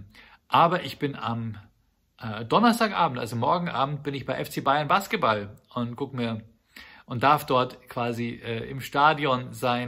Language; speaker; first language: German; native; German